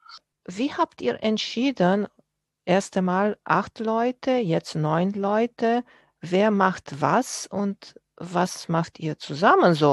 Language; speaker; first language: German; non-native, fluent; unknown